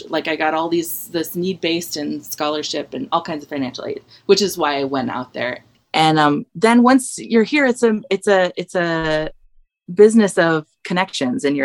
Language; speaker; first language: English; native; English